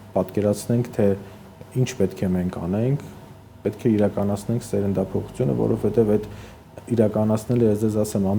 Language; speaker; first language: Armenian; native; Armenian